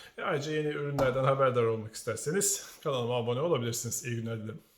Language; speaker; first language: Turkish; native; Turkish